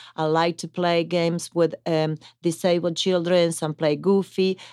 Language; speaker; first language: English; non-native, fluent; Italian